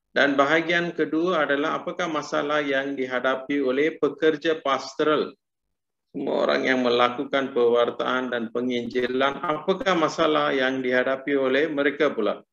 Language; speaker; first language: Malay; non-native, local second language; Tamil